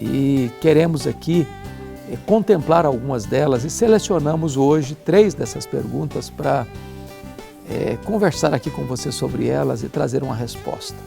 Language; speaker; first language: Portuguese; native; Portuguese